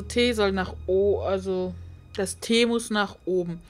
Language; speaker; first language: German; native; German